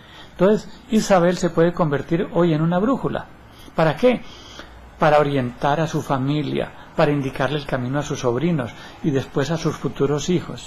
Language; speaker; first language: Spanish; native; Spanish